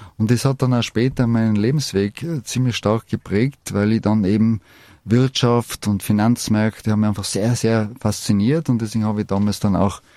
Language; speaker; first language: German; native; German